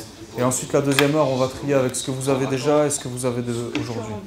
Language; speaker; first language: French; native; French